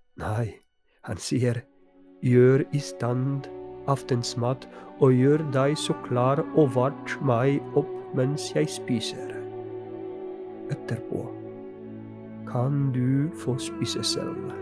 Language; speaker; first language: Norwegian; non-native, fluent; Polish